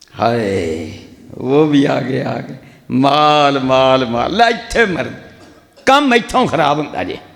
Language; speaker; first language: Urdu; non-native, local second language; Punjabi